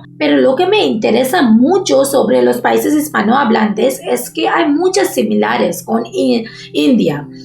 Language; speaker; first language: Spanish; non-native, learner; Bangla